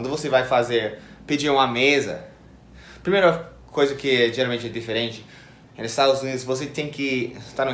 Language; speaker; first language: Portuguese; non-native, fluent; English